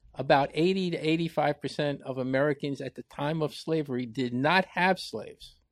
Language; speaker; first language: English; native; English